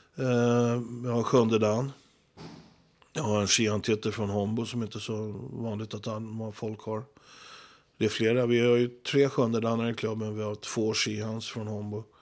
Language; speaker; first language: Swedish; native; Swedish